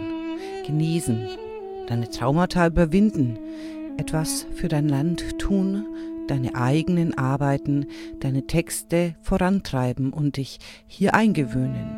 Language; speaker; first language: German; native; German